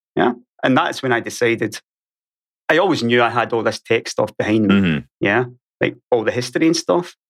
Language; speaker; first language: English; native; English